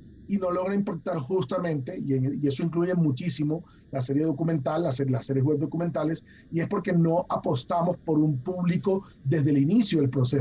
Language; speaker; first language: Spanish; native; Spanish